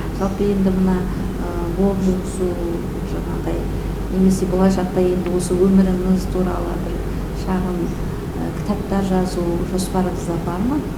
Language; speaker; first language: Kazakh; native; Kazakh